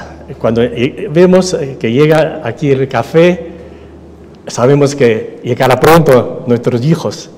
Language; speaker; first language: Spanish; non-native, fluent; Chinese